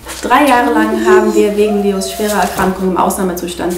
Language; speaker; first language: German; native; German